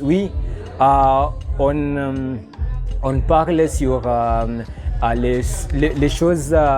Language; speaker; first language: French; non-native, learner; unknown